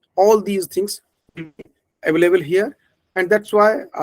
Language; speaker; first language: English; non-native, local second language; Hindi